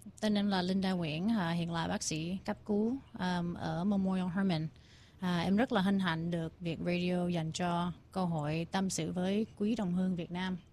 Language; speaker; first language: Vietnamese; early bilingual, heritage; Vietnamese